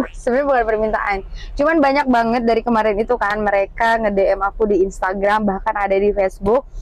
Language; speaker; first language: Indonesian; native; Indonesian